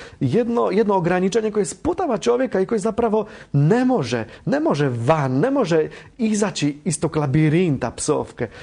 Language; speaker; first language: Croatian; non-native, fluent; Polish